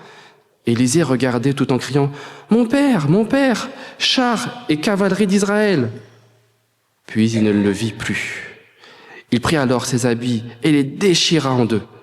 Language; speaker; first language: French; native; French